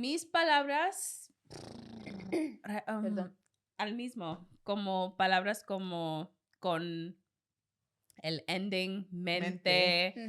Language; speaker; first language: Spanish; non-native, learner; English